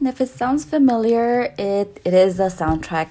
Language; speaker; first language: English; early bilingual, other home language; Spanish